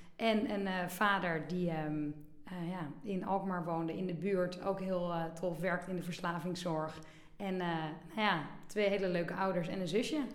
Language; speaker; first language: Dutch; native; Dutch